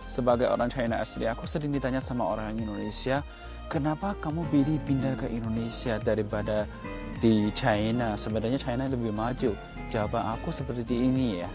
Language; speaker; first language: Indonesian; non-native, fluent; Chinese